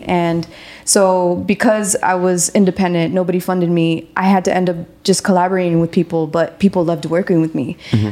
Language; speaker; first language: English; native; English